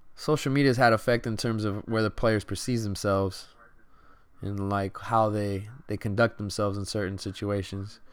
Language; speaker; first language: English; early bilingual, other home language; Spanish